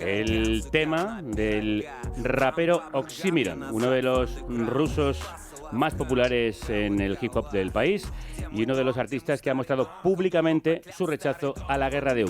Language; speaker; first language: Spanish; native; Spanish